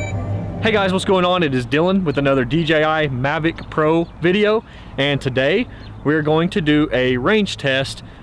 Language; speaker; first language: English; native; English